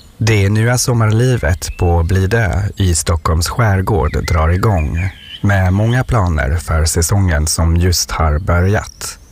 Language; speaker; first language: Swedish; non-native, fluent; French